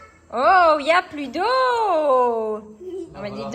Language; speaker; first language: French; native; French